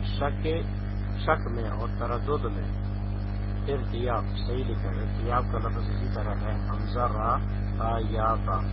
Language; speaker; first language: Urdu; non-native, local second language; Pashto